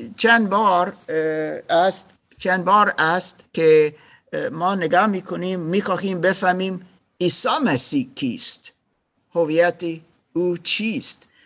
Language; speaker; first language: Persian; non-native, learner; English